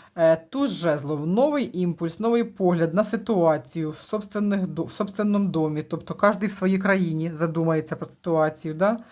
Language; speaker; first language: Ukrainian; non-native, local second language; Russian